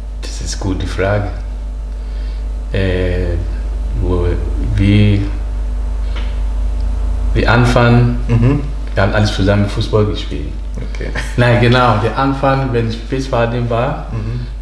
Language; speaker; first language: German; non-native, learner; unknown